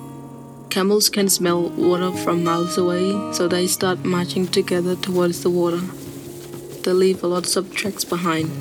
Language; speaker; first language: English; non-native, local second language; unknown